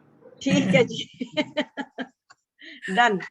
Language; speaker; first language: Hindi; native; Hindi